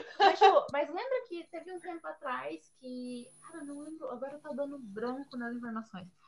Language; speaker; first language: Portuguese; native; Portuguese